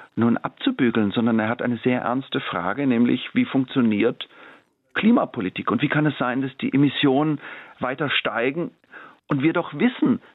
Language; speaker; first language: German; native; German